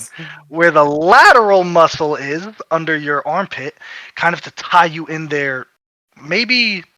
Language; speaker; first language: English; native; English